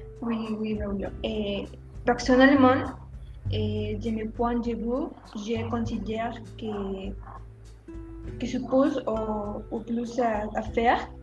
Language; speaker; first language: French; non-native, learner; Spanish